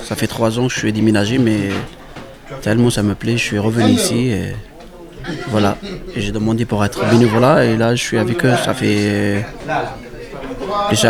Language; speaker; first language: French; non-native, learner; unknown